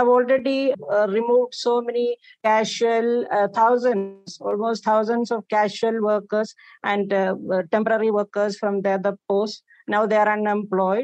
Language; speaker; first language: English; non-native, local second language; Malayalam